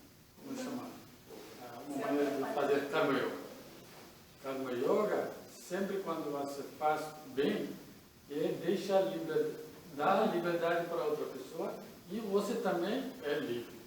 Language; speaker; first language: Portuguese; non-native, learner; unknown